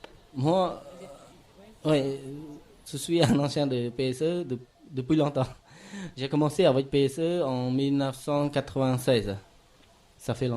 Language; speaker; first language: French; non-native, learner; Khmer